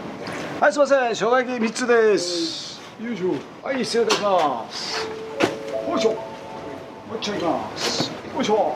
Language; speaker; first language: Japanese; native; Japanese